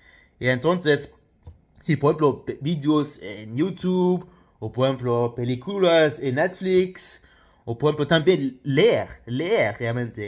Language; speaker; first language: Spanish; non-native, fluent; Luxembourgish